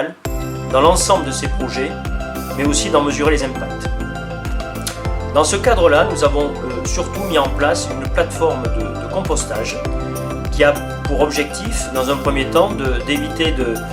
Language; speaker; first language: French; native; French